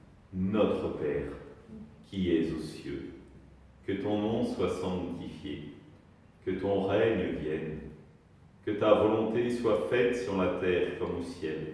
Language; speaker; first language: French; native; French